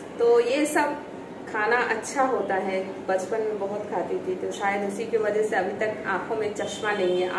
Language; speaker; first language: Hindi; non-native, local second language; Bangla